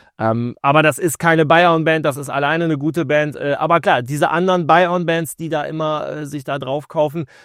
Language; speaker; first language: German; native; German